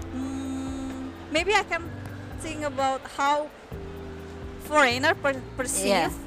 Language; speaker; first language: English; non-native, fluent; Malay